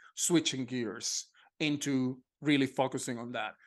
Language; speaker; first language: English; non-native, fluent; Spanish